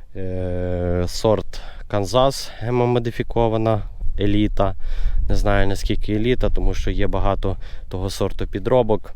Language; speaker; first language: Ukrainian; native; Ukrainian